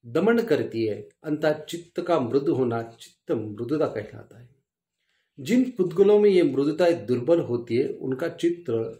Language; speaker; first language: Hindi; non-native, local second language; Marathi